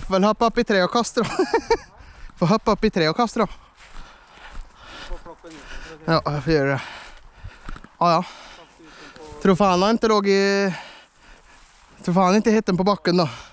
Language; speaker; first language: Swedish; native; Swedish